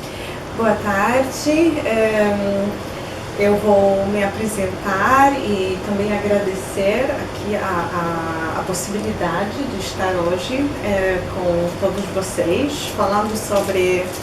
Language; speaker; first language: Portuguese; non-native, fluent; Polish